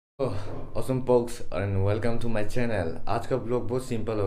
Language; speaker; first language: Hindi; non-native, local second language; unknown